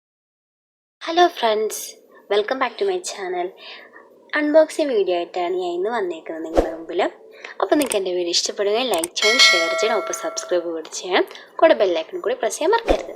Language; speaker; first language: Malayalam; native; Malayalam